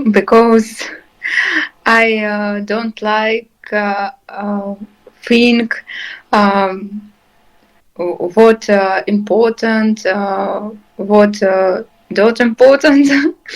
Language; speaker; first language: English; non-native, learner; Russian